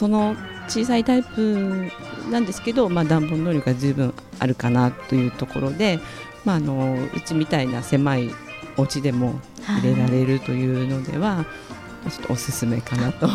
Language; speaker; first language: Japanese; native; Japanese